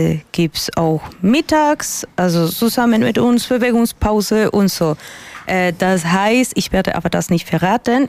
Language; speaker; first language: German; non-native, fluent; Spanish